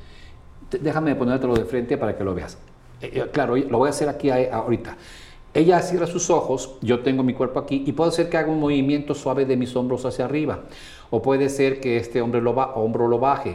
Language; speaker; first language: Spanish; native; Spanish